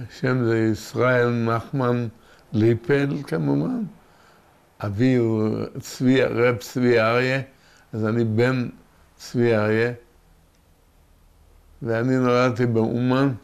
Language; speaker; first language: Hebrew; early bilingual, other home language; Yiddish